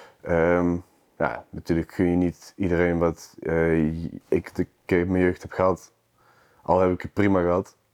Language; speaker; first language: Dutch; native; Dutch